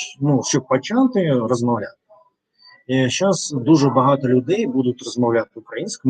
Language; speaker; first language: Ukrainian; non-native, learner; Russian